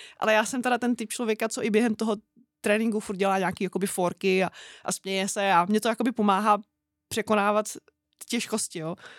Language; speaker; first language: Czech; native; Czech